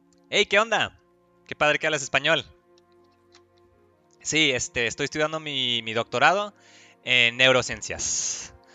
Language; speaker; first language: Spanish; early bilingual, heritage; Spanish